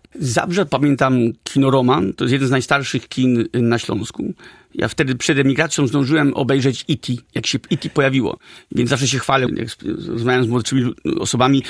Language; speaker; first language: Polish; early bilingual, heritage; Polish